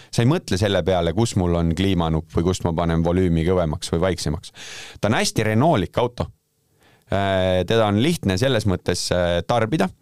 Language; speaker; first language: Estonian; native; Estonian